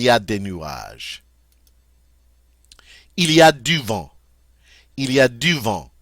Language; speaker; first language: French; non-native, fluent; English